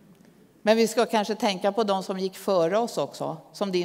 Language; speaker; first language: Swedish; native; Swedish